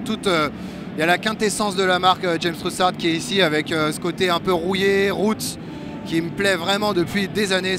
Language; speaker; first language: French; native; French